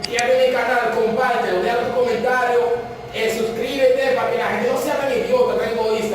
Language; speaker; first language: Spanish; non-native, fluent; Haitian Creole